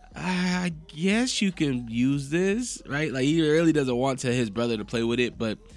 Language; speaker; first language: English; native; English